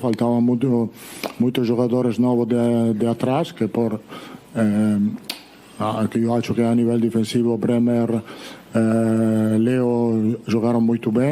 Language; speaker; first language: Portuguese; non-native, learner; Italian